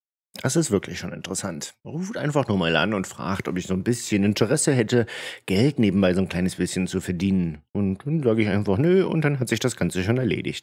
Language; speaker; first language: German; native; German